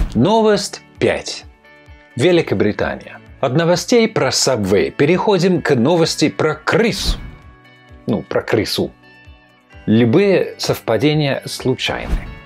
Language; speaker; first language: Russian; non-native, fluent; English